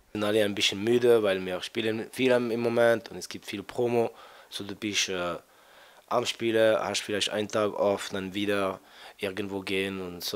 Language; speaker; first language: German; non-native, fluent; French